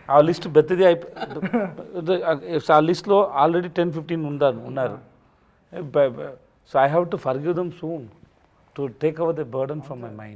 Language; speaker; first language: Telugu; non-native, learner; Tamil